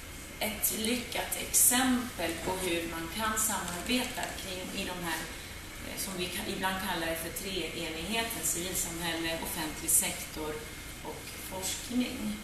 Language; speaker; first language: Swedish; native; Swedish